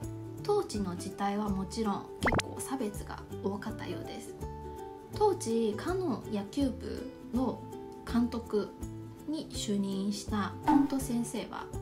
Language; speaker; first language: Japanese; non-native, fluent; Chinese